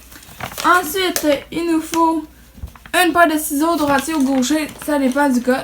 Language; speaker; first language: French; native; French